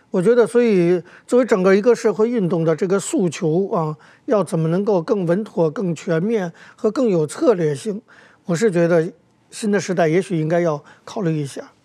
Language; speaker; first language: Chinese; native; Chinese